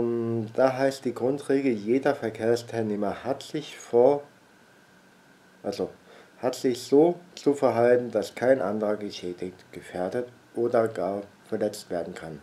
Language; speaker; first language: German; native; German